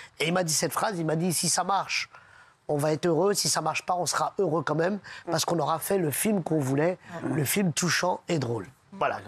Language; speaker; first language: French; early bilingual, other home language; Arabic